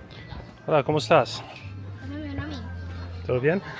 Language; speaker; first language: Spanish; non-native, learner; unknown